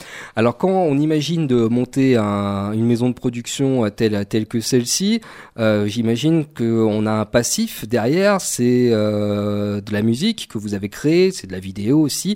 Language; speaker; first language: French; native; French